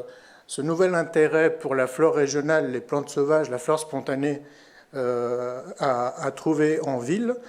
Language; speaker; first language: French; native; French